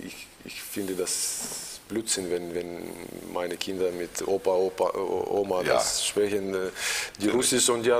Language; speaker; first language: German; non-native, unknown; Russian